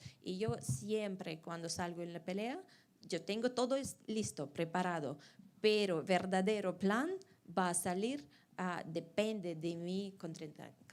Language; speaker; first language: Spanish; non-native, fluent; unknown